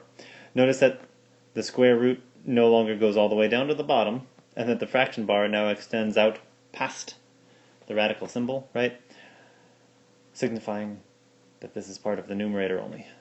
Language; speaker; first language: English; native; English